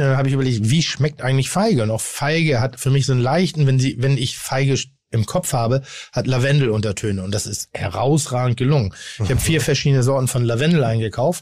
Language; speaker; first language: German; native; German